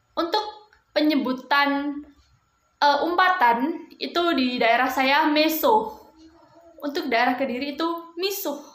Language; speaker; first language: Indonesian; non-native, local second language; Javanese